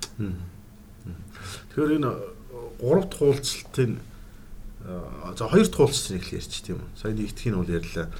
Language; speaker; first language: Mongolian; native; Mongolian